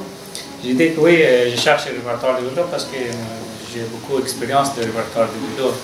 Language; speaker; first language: French; non-native, learner; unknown